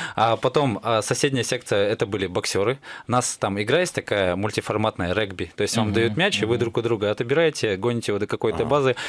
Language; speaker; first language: Russian; native; Russian